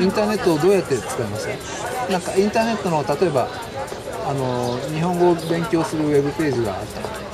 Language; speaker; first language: Japanese; native; Japanese